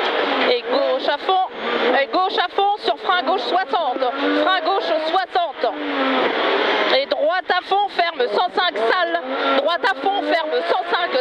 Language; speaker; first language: French; native; French